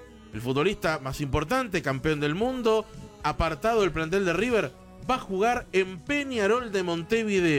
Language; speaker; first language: Spanish; native; Spanish